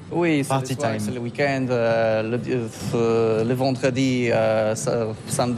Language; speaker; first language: French; non-native, learner; Polish